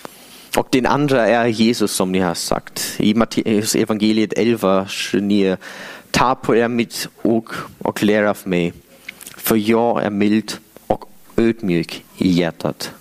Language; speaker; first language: Swedish; non-native, fluent; English